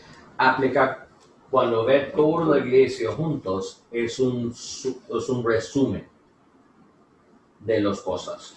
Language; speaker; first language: Spanish; non-native, learner; English